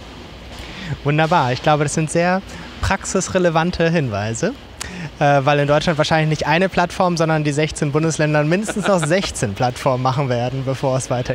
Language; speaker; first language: German; native; German